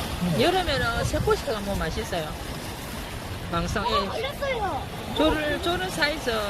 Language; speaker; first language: Korean; native; Korean